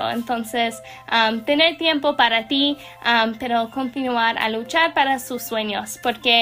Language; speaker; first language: Spanish; non-native, learner; English